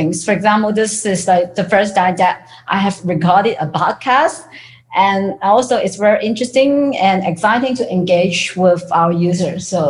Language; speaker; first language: English; non-native, fluent; Chinese